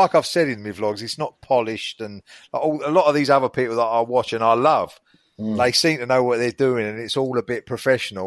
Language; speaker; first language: English; native; English